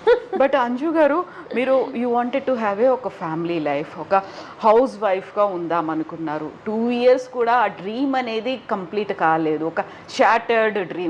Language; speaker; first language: Telugu; native; Telugu